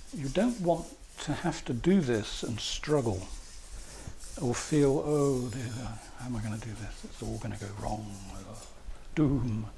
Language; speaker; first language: English; native; English